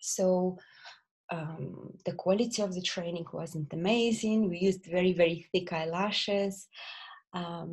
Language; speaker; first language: English; non-native, fluent; Russian